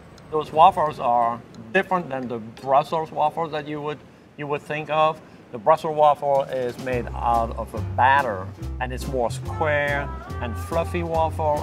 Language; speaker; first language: English; non-native, fluent; French